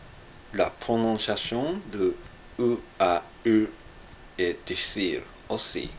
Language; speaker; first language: French; non-native, learner; Japanese